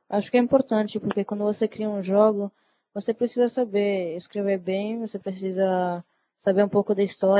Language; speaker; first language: Portuguese; early bilingual, other home language; Italian